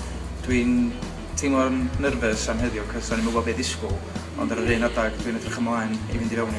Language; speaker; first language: Welsh; native; Welsh